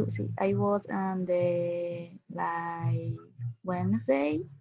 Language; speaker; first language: English; non-native, learner; Spanish